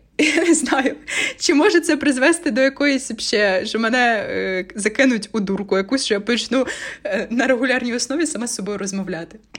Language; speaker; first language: Ukrainian; native; Ukrainian